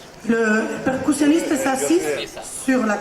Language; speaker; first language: French; non-native, learner; Spanish